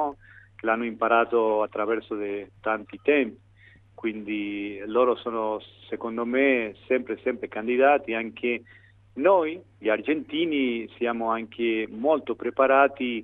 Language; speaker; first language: Italian; non-native, fluent; Spanish